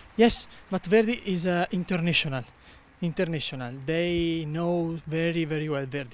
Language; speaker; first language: English; non-native, fluent; Italian